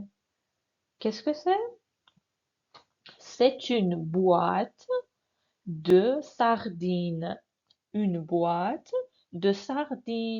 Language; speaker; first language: French; non-native, fluent; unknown